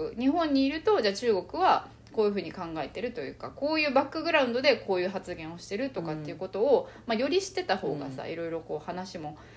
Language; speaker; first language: Japanese; early bilingual, other home language; Chinese